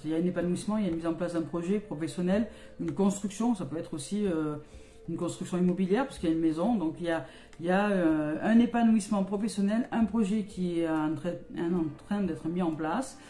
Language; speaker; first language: French; native; French